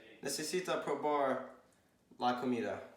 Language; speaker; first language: Spanish; non-native, learner; English